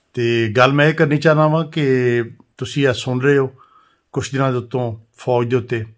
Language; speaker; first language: Urdu; non-native, local second language; Punjabi